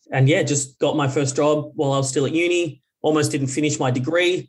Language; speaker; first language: English; native; English